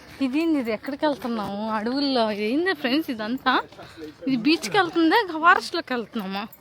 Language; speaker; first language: Telugu; native; Telugu